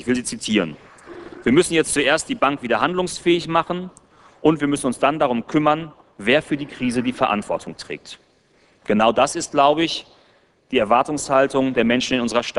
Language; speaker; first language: German; native; German